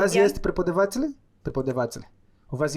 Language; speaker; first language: Russian; non-native, learner; Portuguese